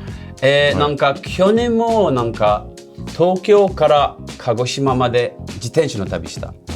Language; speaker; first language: Japanese; non-native, learner; English